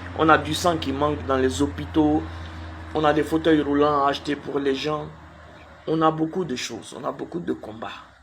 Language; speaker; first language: French; non-native, local second language; Arabic